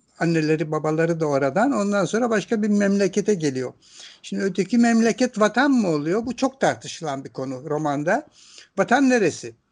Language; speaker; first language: Turkish; non-native, local second language; Greek